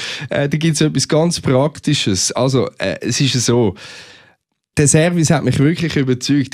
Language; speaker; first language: German; native; German